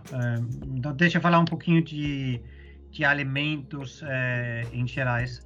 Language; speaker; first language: Portuguese; non-native, fluent; Danish